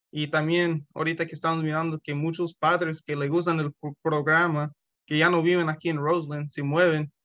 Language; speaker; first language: Spanish; early bilingual, heritage; Spanish